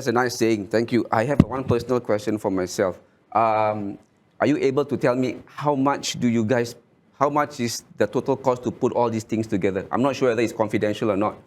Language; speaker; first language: English; non-native, local second language; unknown